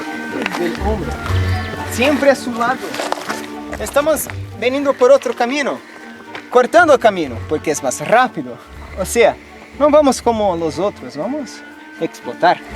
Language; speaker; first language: Spanish; non-native, learner; Portuguese